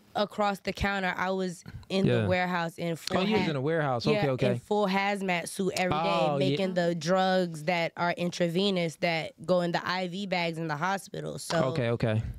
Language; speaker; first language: English; native; English